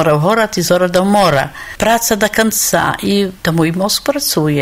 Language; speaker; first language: Belarusian; non-native, local second language; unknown